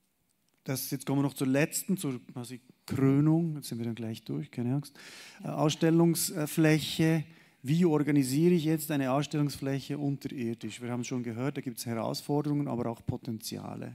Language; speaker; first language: German; native; German